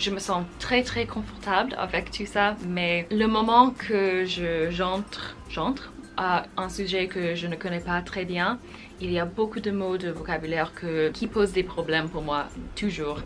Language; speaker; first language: French; non-native, fluent; English